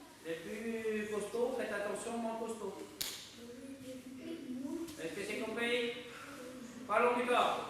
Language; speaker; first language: French; native; French